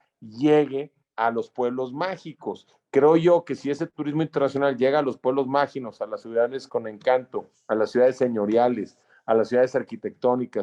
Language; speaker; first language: Spanish; native; Spanish